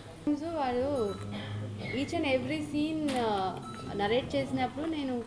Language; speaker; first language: Telugu; non-native, learner; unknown